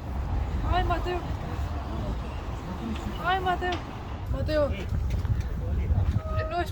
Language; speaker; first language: Spanish; non-native, fluent; Polish